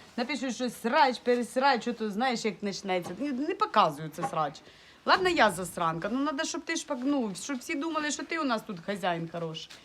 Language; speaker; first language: Ukrainian; non-native, local second language; Russian